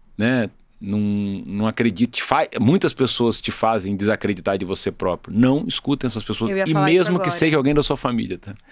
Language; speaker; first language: Portuguese; native; Portuguese